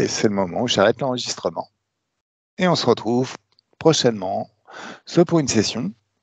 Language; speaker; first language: French; native; French